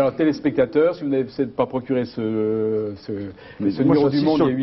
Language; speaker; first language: French; native; French